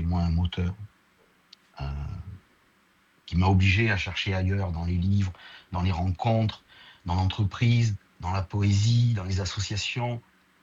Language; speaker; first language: French; native; French